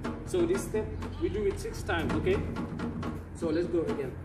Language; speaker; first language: English; non-native, fluent; Wolof